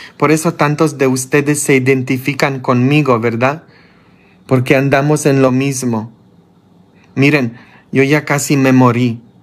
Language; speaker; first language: Spanish; non-native, fluent; Polish